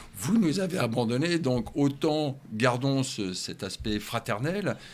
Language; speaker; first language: French; native; French